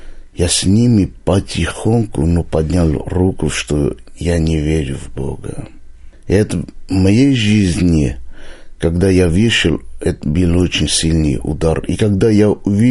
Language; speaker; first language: Russian; non-native, local second language; Armenian